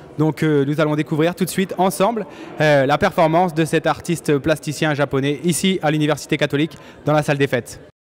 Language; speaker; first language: French; native; French